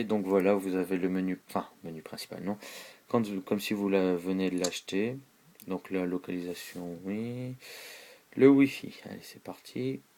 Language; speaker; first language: French; native; French